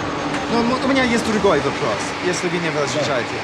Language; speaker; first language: Russian; non-native, fluent; English